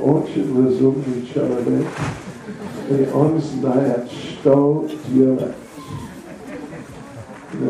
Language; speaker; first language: Russian; non-native, learner; English